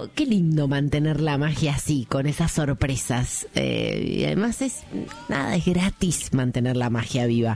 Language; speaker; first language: Spanish; native; Spanish